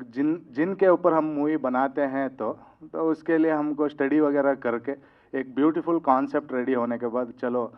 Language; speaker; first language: Hindi; non-native, local second language; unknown